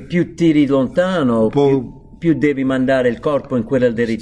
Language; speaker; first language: Italian; non-native, fluent; English